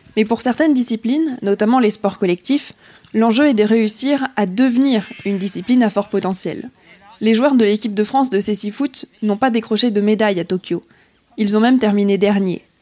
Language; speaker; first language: French; native; French